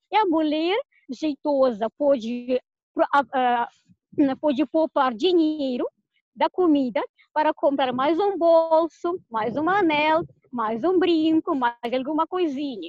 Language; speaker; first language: Portuguese; non-native, fluent; Russian